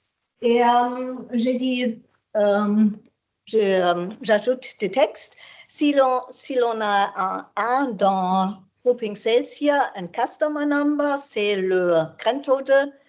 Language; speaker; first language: French; non-native, fluent; German